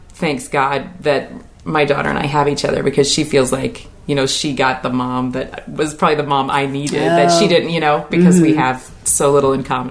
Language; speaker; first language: English; native; English